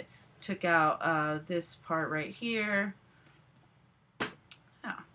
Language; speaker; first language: English; native; English